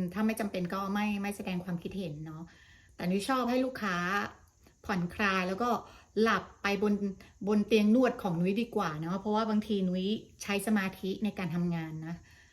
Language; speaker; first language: Thai; native; Thai